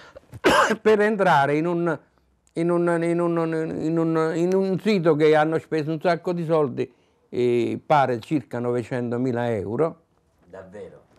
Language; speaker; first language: Italian; native; Italian